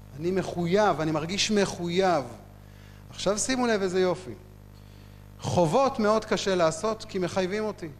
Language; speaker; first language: Hebrew; native; Hebrew